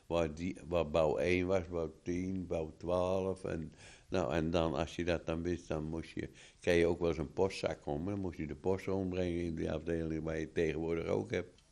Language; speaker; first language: Dutch; native; Dutch